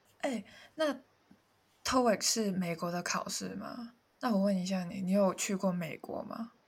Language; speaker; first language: Chinese; non-native, local second language; Cantonese